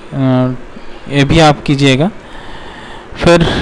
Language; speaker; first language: Hindi; non-native, local second language; Bangla